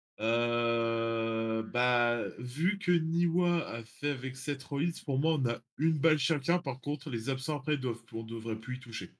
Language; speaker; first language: French; native; French